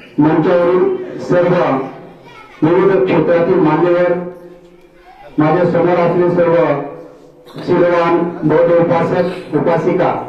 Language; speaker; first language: Marathi; native; Marathi